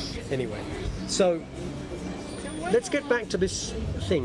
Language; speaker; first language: English; native; English